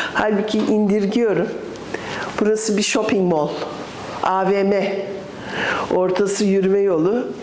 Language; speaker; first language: Turkish; early bilingual, other home language; English